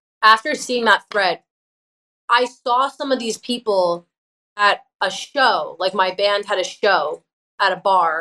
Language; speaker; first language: English; native; English